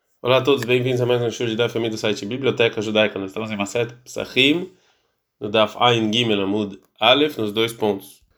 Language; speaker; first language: Portuguese; early bilingual, heritage; Portuguese